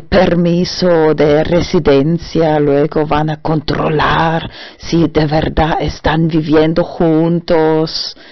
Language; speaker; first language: Spanish; non-native, fluent; German